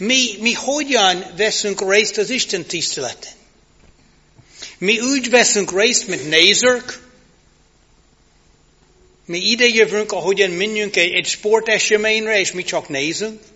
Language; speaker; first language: Hungarian; non-native, fluent; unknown